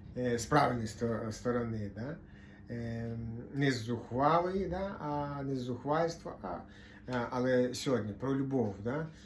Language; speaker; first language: Ukrainian; non-native, local second language; Russian